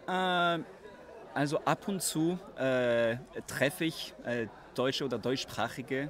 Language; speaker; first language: German; non-native, learner; French